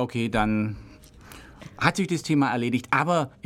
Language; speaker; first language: German; native; German